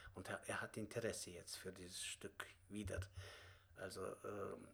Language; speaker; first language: German; non-native, fluent; Russian